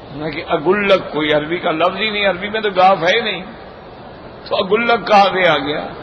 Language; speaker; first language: Urdu; non-native, local second language; Saraiki